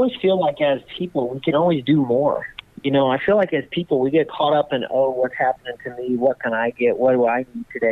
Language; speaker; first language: English; native; English